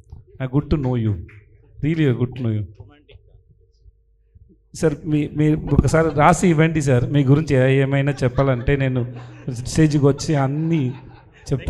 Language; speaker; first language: Telugu; non-native, learner; Tamil